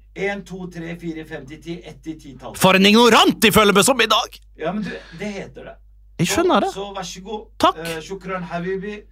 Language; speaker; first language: Norwegian; early bilingual, other home language; Arabic